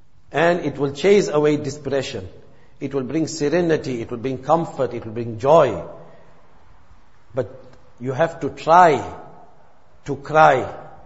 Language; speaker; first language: English; native; English